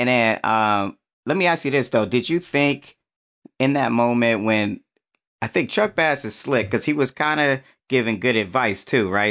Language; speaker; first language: English; native; English